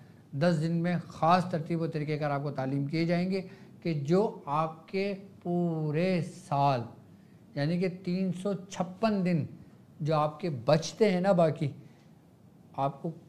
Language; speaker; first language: Urdu; native; Urdu